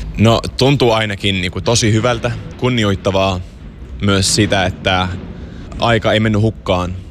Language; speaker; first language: Finnish; non-native, fluent; Arabic